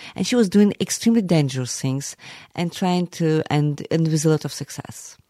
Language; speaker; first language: English; non-native, fluent; Ukrainian